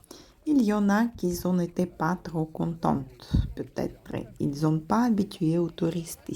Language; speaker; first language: French; non-native, fluent; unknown